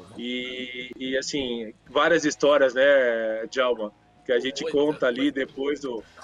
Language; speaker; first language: Portuguese; native; Portuguese